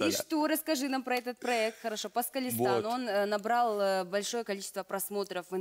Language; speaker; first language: Russian; native; Russian